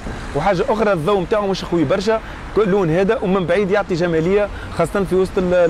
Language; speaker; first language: Arabic; native; Arabic